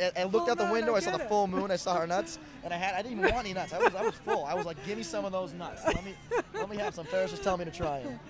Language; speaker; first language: English; native; English